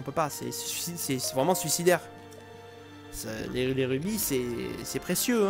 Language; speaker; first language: French; native; French